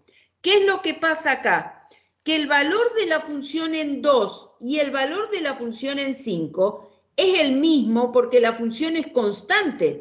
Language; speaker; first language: Spanish; native; Spanish